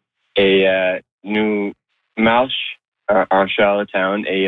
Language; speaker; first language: French; non-native, local second language; English